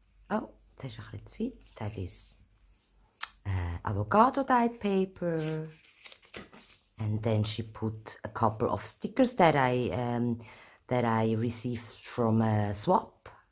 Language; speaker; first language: English; non-native, learner; Swiss German